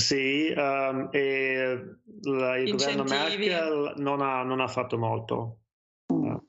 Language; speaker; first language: Italian; non-native, learner; German